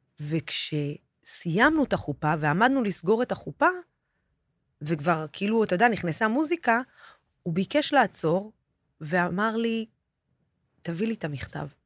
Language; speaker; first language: Hebrew; non-native, local second language; Arabic